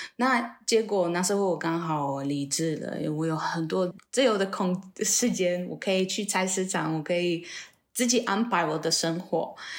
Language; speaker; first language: Chinese; non-native, fluent; Polish